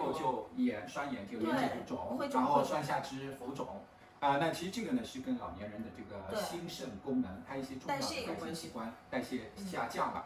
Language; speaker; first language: Chinese; native; Chinese